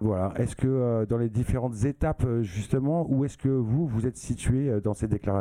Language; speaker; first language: French; native; French